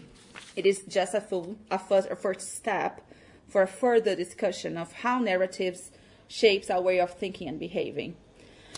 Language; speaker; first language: English; non-native, fluent; Portuguese